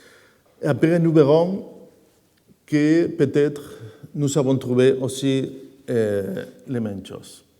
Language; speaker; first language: French; non-native, fluent; Spanish